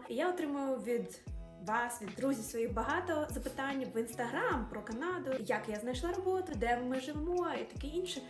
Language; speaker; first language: Ukrainian; non-native, local second language; Russian